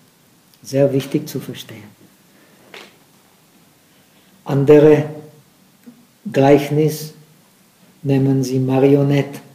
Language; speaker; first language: German; non-native, fluent; Czech